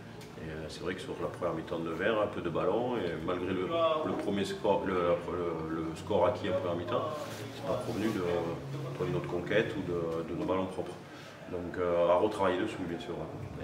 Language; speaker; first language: French; native; French